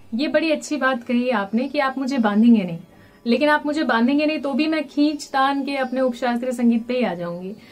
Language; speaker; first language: Hindi; native; Hindi